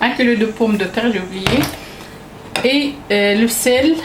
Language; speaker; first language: French; non-native, local second language; Arabic